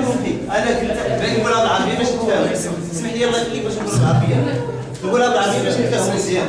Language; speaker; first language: French; non-native, local second language; Arabic